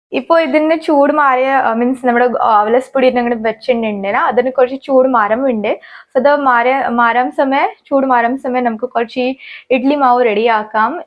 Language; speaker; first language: Malayalam; native; Malayalam